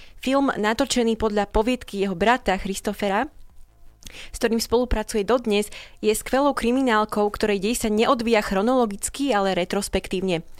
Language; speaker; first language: Slovak; native; Slovak